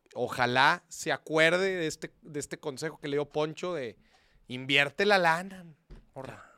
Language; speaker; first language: Spanish; native; Spanish